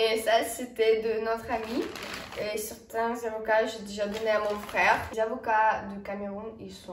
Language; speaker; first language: French; non-native, fluent; Estonian